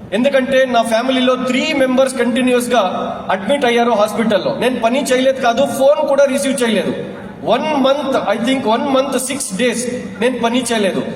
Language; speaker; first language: Telugu; non-native, local second language; Urdu